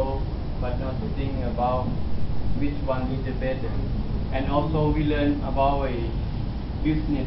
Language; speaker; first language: English; non-native, learner; Thai